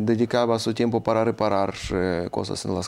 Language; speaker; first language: Spanish; non-native, fluent; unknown